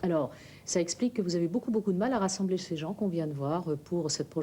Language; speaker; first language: French; native; French